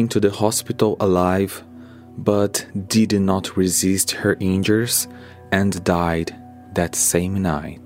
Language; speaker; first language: English; non-native, fluent; Portuguese